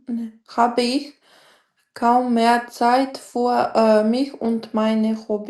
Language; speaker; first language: German; non-native, learner; Macedonian